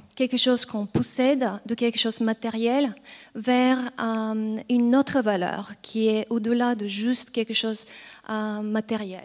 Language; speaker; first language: French; non-native, fluent; Bulgarian